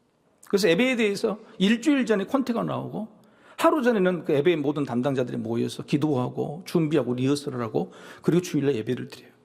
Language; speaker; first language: Korean; native; Korean